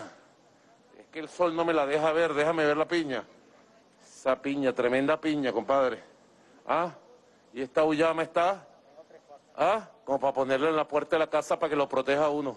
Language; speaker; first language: Spanish; native; Spanish